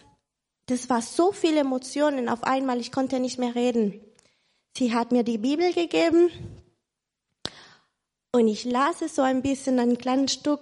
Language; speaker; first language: German; non-native, fluent; Spanish